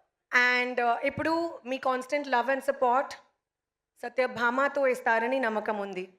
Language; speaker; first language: Telugu; non-native, learner; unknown